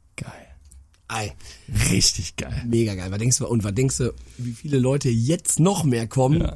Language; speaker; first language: German; native; German